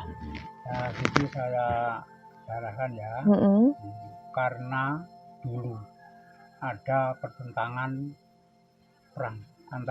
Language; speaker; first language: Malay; non-native, local second language; Javanese